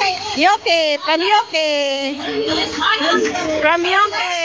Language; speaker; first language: English; non-native, local second language; Filipino